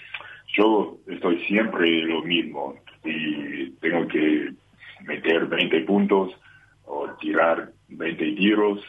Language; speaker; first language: Spanish; non-native, learner; English